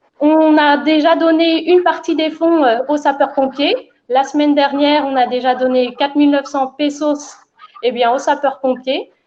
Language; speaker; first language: French; native; French